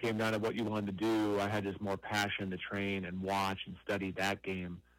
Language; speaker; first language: English; native; English